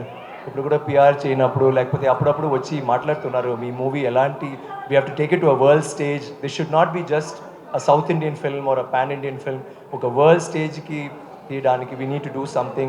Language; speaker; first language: Telugu; non-native, local second language; Tamil